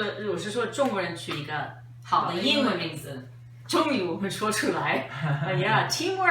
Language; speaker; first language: Chinese; non-native, fluent; English